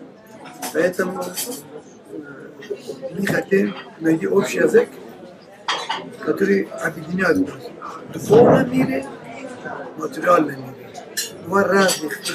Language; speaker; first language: Russian; non-native, learner; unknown